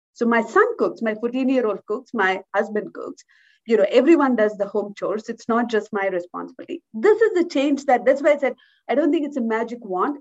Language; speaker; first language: English; non-native, local second language; Malayalam